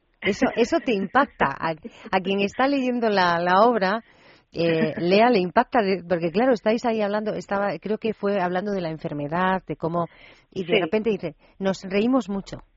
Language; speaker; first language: Spanish; native; Spanish